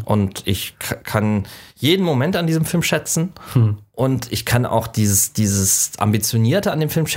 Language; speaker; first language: German; native; German